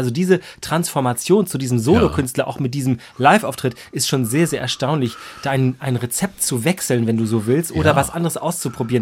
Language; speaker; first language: German; native; German